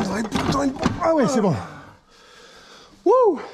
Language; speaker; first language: French; native; French